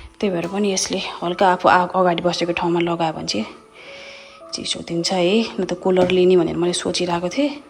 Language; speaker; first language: Nepali; native; Nepali